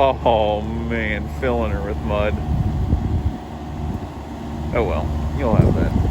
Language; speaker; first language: English; native; English